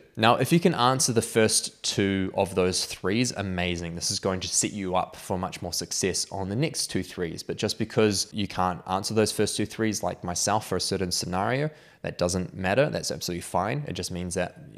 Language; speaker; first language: English; native; English